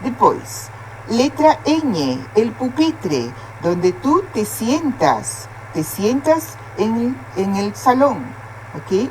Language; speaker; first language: Spanish; non-native, fluent; Portuguese